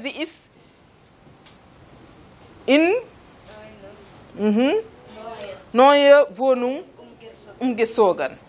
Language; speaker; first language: German; non-native, fluent; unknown